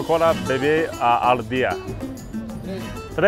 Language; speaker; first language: Spanish; non-native, learner; English